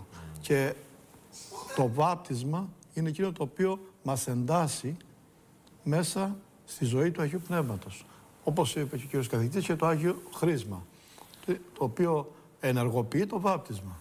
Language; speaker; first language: Greek; native; Greek